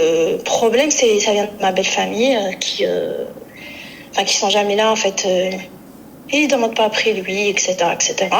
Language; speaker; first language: French; native; French